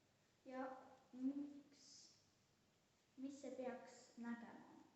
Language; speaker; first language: Estonian; early bilingual, heritage; Estonian